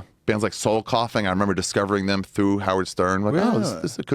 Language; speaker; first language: English; native; English